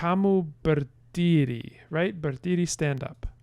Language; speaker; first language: Indonesian; non-native, learner; English